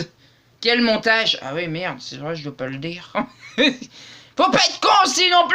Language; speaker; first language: French; native; French